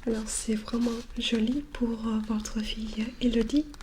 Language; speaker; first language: French; non-native, learner; English